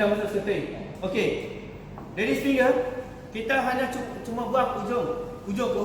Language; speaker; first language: Malay; native; Malay